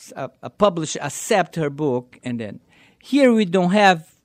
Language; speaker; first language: English; non-native, learner; Portuguese